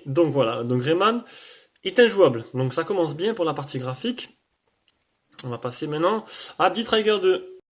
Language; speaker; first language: French; native; French